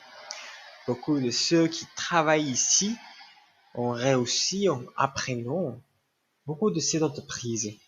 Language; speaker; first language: French; non-native, learner; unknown